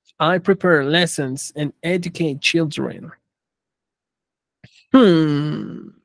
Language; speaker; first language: English; non-native, fluent; Spanish